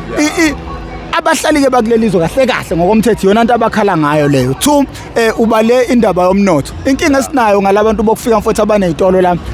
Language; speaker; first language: Zulu; native; Zulu